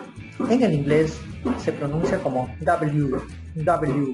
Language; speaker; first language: Spanish; non-native, local second language; Quechua